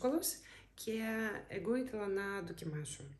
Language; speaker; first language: Greek; non-native, learner; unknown